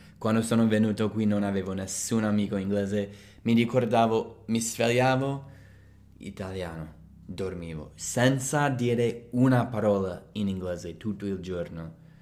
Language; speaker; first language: Italian; non-native, fluent; English